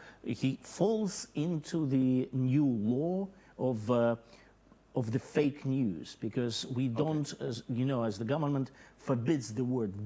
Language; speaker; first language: English; non-native, fluent; Russian